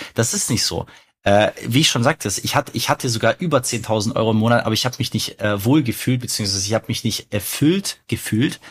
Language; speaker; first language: German; early bilingual, other home language; Russian